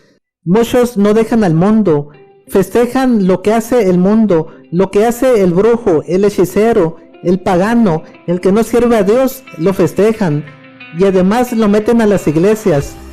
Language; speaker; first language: Spanish; native; Spanish